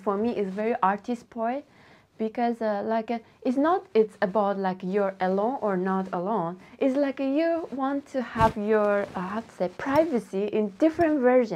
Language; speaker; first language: English; non-native, learner; Japanese